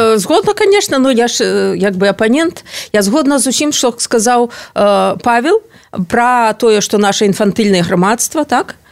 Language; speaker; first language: Belarusian; non-native, local second language; Russian